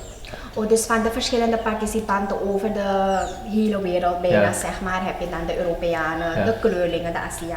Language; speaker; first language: Dutch; native; Dutch